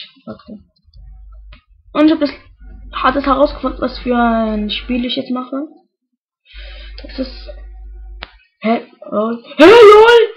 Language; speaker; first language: German; native; German